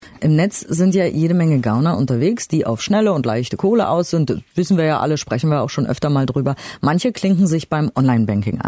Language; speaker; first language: German; native; German